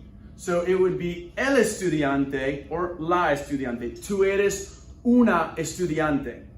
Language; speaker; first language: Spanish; non-native, fluent; English